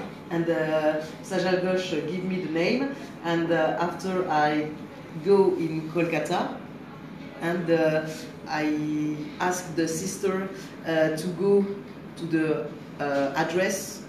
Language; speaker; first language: English; non-native, learner; French